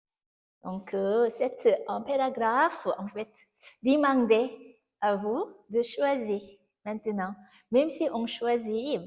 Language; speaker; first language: French; non-native, fluent; Korean